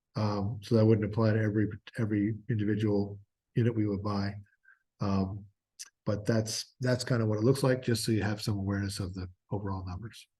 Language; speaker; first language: English; native; English